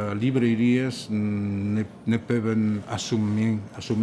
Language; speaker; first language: French; non-native, learner; Catalan